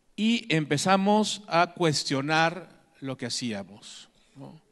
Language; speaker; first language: Spanish; native; Spanish